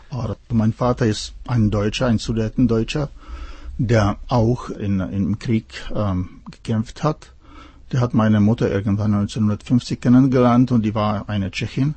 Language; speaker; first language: German; non-native, fluent; Czech